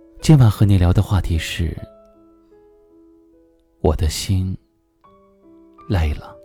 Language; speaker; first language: Chinese; native; Chinese